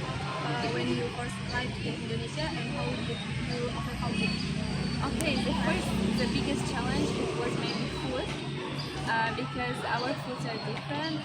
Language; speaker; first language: English; non-native, fluent; Tajik